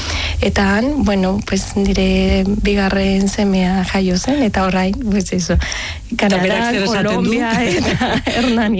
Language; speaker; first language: Basque; non-native, learner; Spanish